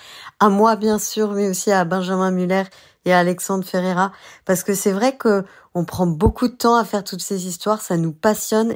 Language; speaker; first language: French; native; French